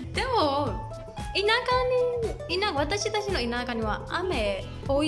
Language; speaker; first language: Japanese; non-native, learner; Burmese